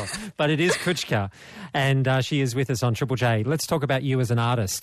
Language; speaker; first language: English; native; English